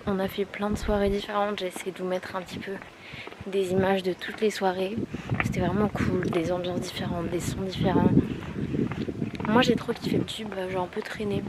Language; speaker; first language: French; native; French